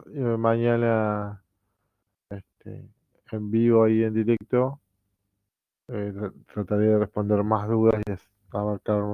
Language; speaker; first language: Spanish; native; Spanish